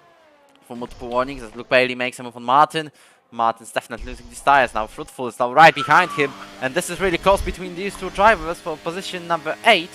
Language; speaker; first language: English; non-native, fluent; Polish